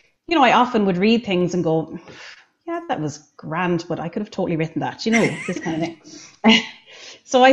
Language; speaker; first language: English; native; English